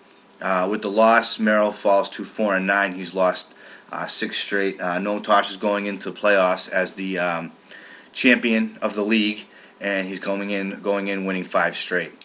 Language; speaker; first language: English; native; English